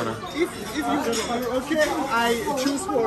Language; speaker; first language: English; non-native, learner; Turkish